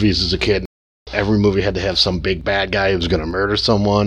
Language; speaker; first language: English; native; English